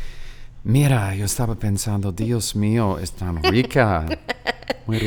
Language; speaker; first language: Spanish; non-native, fluent; English